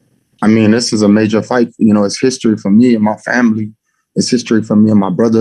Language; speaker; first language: English; native; English